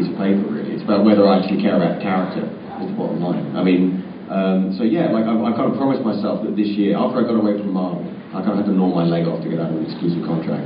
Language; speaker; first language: English; native; English